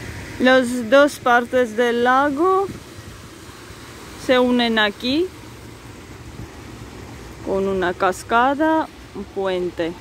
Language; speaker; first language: Spanish; non-native, fluent; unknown